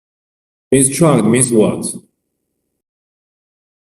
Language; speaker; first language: English; non-native, learner; Chinese